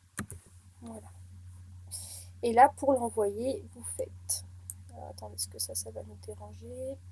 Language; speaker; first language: French; native; French